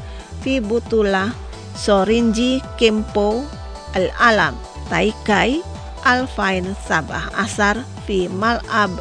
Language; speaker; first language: Arabic; non-native, fluent; Indonesian